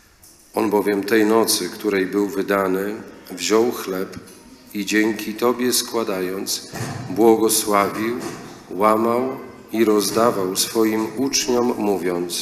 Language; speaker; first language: Polish; native; Polish